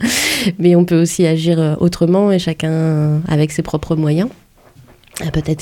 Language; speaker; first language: French; native; French